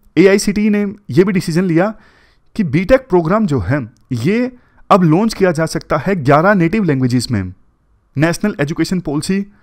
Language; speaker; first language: Hindi; native; Hindi